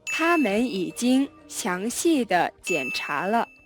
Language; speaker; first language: Chinese; non-native, learner; Mongolian